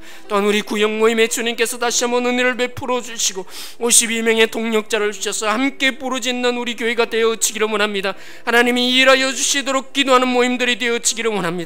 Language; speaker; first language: Korean; native; Korean